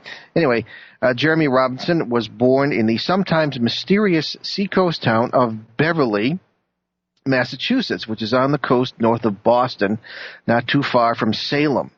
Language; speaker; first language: English; native; English